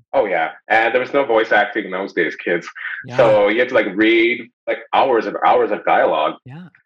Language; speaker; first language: English; native; English